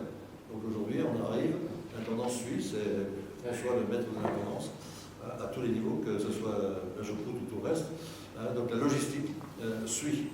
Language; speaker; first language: French; native; French